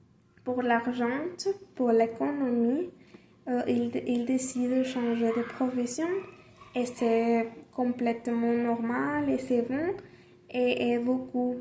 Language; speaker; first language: French; non-native, learner; Spanish